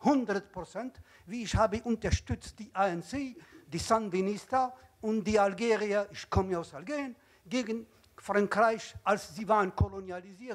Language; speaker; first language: German; non-native, learner; Arabic